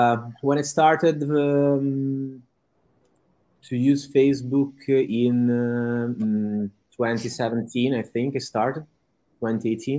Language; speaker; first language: English; non-native, fluent; Italian